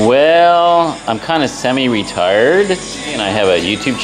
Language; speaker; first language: English; native; English